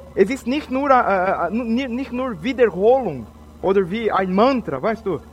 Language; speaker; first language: German; non-native, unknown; Portuguese